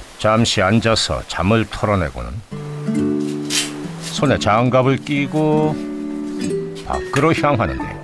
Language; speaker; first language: Korean; native; Korean